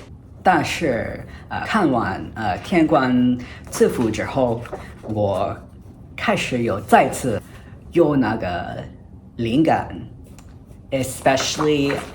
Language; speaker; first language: Chinese; non-native, fluent; English